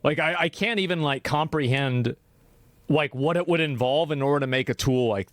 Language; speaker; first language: English; native; English